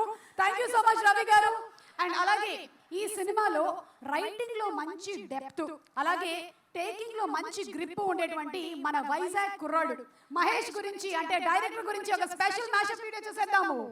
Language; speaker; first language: Telugu; native; Telugu